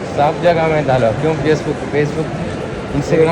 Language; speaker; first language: Hindi; non-native, local second language; Malayalam